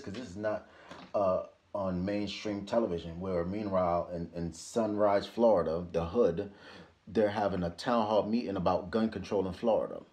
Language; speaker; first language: English; native; English